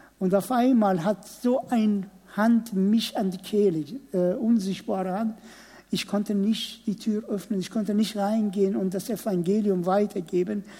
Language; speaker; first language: German; non-native, fluent; Persian